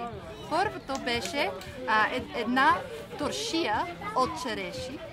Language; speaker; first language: Bulgarian; non-native, learner; English